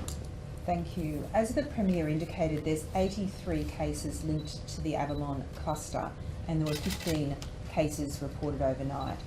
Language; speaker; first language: English; native; English